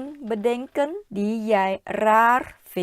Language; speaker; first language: Dutch; non-native, learner; Thai